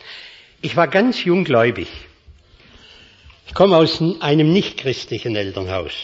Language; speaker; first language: German; native; German